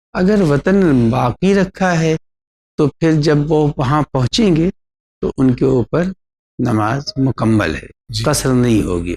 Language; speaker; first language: Urdu; native; Urdu